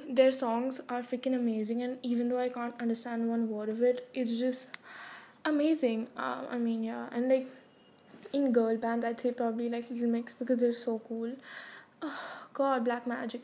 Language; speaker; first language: English; non-native, local second language; Hindi